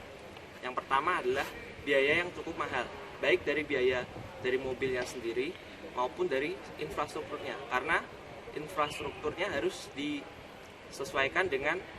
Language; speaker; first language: Indonesian; native; Indonesian